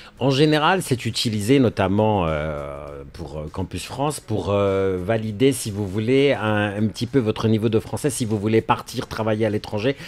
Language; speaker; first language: French; native; French